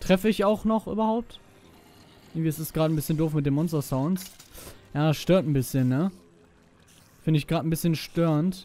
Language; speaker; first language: German; native; German